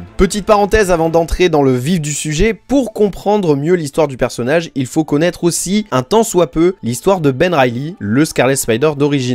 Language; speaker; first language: French; native; French